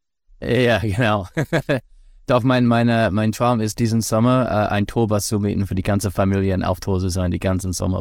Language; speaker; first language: German; non-native, learner; English